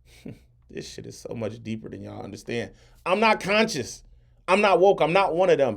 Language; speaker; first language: English; native; English